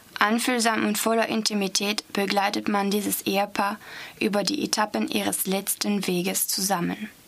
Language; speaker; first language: German; non-native, fluent; French